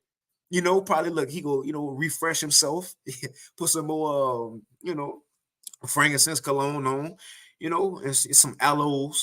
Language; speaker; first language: English; native; English